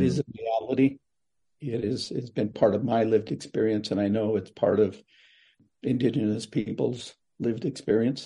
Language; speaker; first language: English; native; English